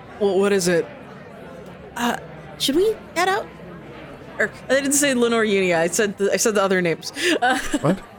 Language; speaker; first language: English; native; English